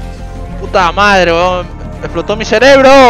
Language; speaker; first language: Spanish; native; Spanish